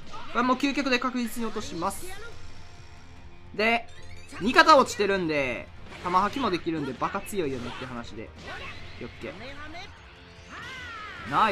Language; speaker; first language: Japanese; native; Japanese